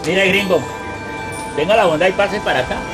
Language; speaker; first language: Spanish; native; Spanish